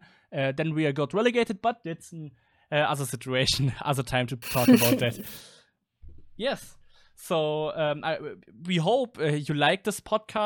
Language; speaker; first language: English; non-native, fluent; German